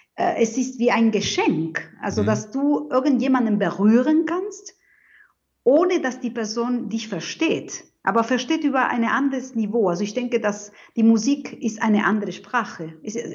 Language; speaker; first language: German; non-native, fluent; Spanish